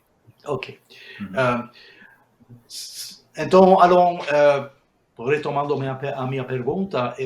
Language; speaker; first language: Portuguese; non-native, fluent; Spanish